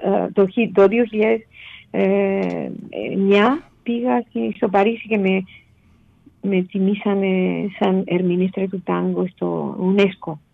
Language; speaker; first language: Greek; non-native, fluent; Spanish